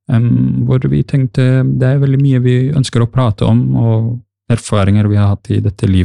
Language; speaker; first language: Norwegian; early bilingual, other home language; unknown